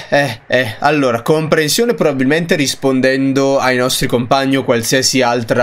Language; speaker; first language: Italian; native; Italian